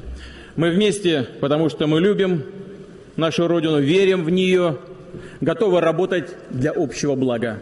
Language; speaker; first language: Russian; native; Russian